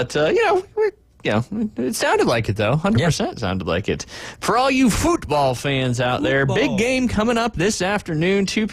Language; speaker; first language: English; native; English